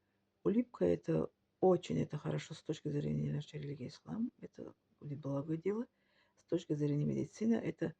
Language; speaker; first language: Russian; non-native, learner; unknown